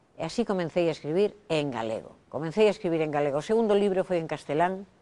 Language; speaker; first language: Galician; non-native, local second language; Spanish